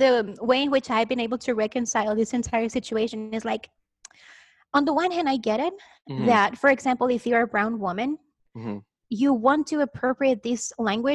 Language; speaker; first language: English; non-native, fluent; Spanish